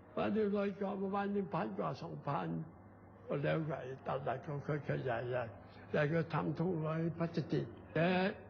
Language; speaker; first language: Thai; non-native, learner; Chinese